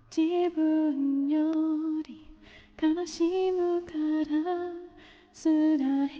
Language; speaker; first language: Japanese; non-native, learner; English